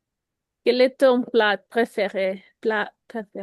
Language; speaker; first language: French; non-native, learner; Spanish